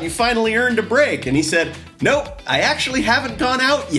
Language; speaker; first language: English; native; English